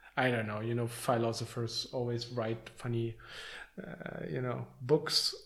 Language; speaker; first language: English; non-native, fluent; German